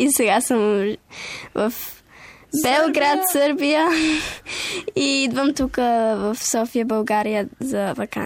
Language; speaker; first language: Bulgarian; early bilingual, heritage; Bulgarian